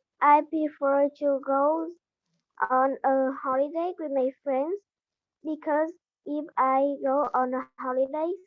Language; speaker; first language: English; non-native, learner; Vietnamese